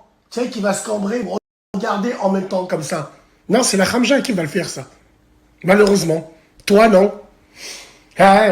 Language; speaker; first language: French; native; French